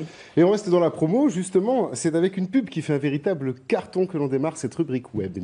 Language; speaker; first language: French; native; French